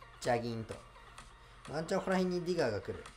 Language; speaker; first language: Japanese; native; Japanese